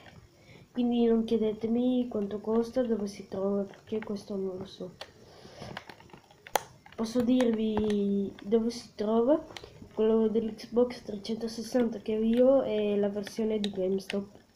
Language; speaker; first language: Italian; native; Italian